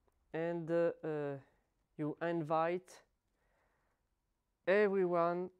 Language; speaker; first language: English; non-native, learner; French